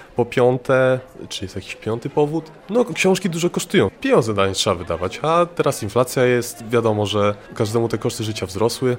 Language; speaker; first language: Polish; native; Polish